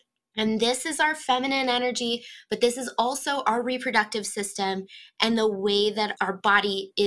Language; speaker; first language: English; native; English